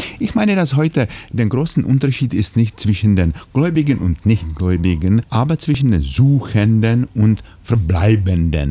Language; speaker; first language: German; non-native, fluent; Czech